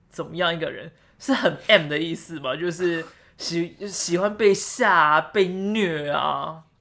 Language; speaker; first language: Chinese; native; Chinese